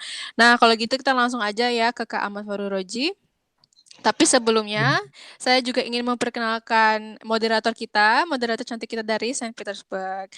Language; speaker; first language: Indonesian; native; Indonesian